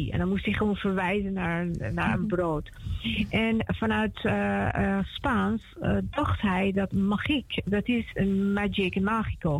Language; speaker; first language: Dutch; non-native, fluent; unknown